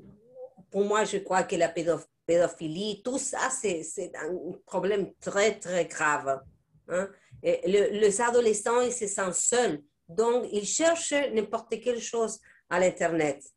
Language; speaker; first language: French; non-native, fluent; Spanish